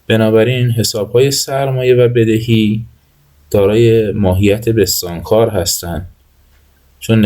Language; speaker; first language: Persian; native; Persian